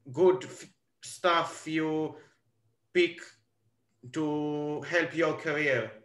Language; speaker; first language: English; non-native, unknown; Hebrew